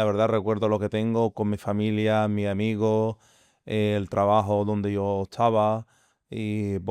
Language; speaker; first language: Spanish; non-native, fluent; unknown